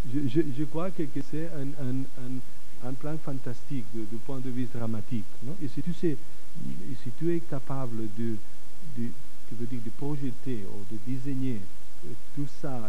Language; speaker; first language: French; non-native, fluent; Catalan